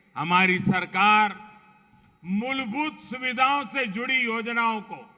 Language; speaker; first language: Hindi; non-native, local second language; Gujarati